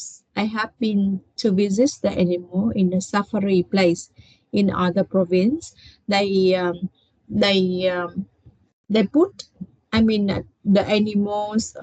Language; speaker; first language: English; non-native, learner; Vietnamese